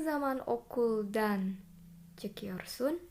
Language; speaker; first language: Turkish; non-native, fluent; Indonesian